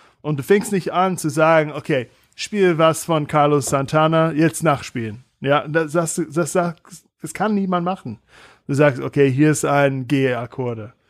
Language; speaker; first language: German; non-native, fluent; English